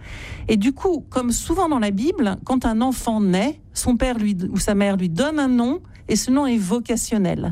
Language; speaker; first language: French; native; French